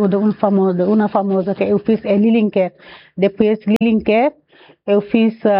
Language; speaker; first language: Portuguese; non-native, learner; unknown